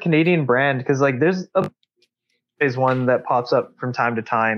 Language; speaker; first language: English; native; English